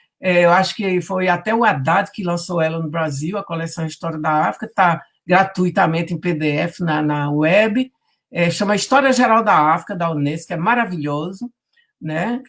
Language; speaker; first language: Portuguese; native; Portuguese